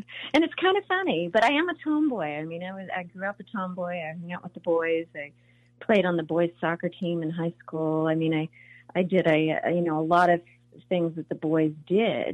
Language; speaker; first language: English; native; English